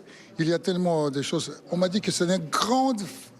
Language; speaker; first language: French; non-native, fluent; Russian